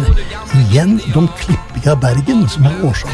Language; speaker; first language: Norwegian; native; Norwegian